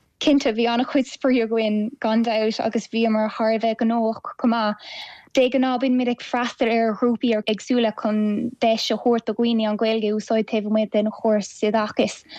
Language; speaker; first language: Irish; non-native, local second language; English